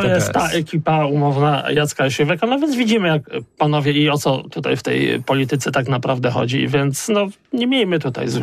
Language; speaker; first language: Polish; native; Polish